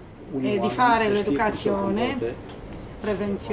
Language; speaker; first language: Italian; non-native, learner; Romanian